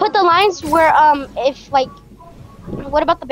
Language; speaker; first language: English; native; English